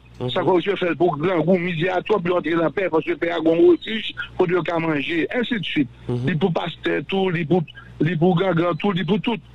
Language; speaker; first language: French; non-native, local second language; Haitian Creole